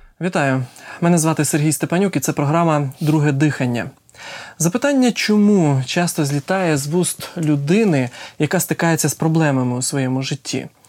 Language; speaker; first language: Ukrainian; native; Ukrainian